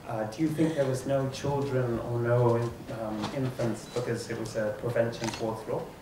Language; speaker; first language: English; non-native, fluent; Spanish